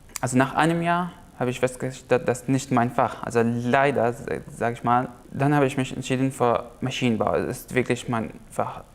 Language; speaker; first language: German; non-native, fluent; Arabic